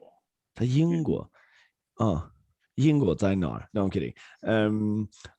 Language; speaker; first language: Chinese; non-native, fluent; Swedish